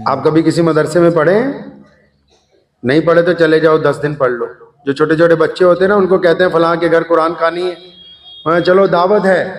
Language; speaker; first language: Urdu; native; Urdu